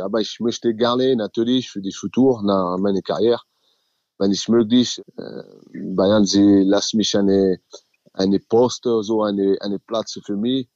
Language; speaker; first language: German; non-native, learner; French